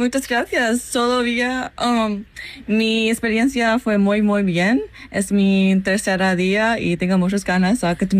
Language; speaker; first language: Spanish; non-native, fluent; English